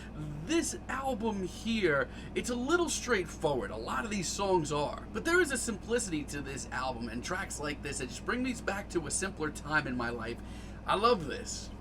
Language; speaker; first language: English; native; English